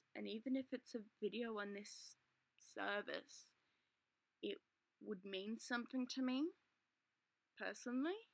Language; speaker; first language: English; native; English